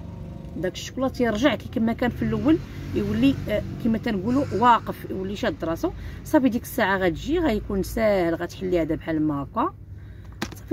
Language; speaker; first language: Arabic; native; Arabic